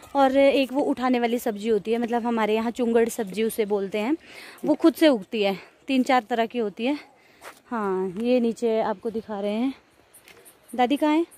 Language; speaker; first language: Hindi; non-native, local second language; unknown